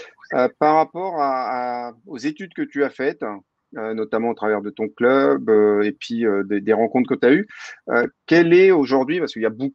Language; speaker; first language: French; native; French